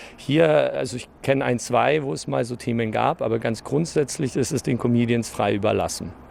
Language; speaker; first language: German; early bilingual, other home language; English